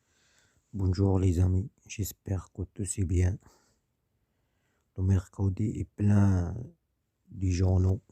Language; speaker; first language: French; non-native, learner; Arabic